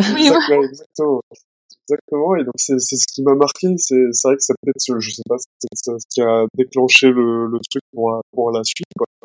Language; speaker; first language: French; native; French